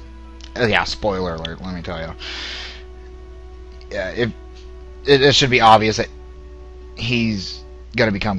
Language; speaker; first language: English; native; English